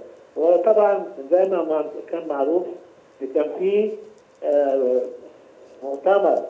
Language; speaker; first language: Arabic; native; Arabic